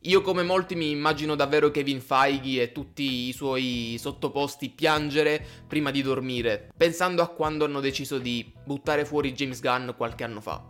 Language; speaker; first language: Italian; native; Italian